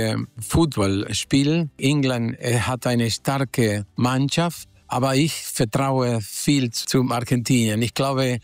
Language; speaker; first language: German; non-native, learner; Spanish